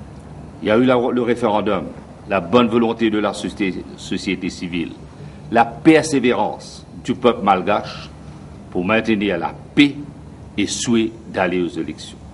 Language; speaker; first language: French; non-native, local second language; Morisyen